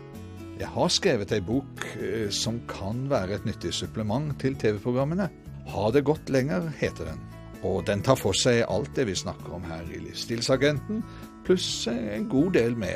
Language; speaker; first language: Norwegian; native; Norwegian